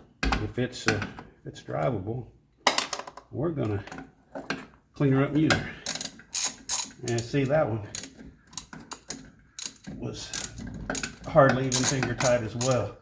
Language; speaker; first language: English; native; English